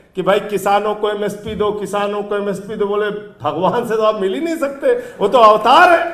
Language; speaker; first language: Hindi; native; Hindi